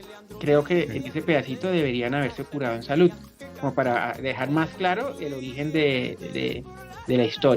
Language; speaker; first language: Spanish; native; Spanish